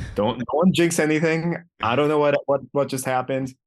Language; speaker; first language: English; early bilingual, other home language; Greek